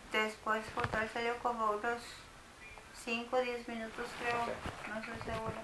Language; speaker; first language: Spanish; native; Spanish